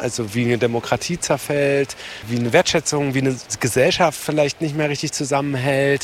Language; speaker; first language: German; native; German